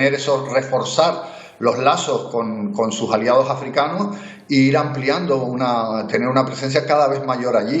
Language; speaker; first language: Spanish; native; Spanish